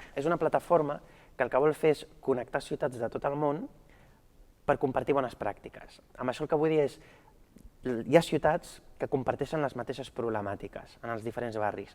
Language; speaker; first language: Catalan; early bilingual, other home language; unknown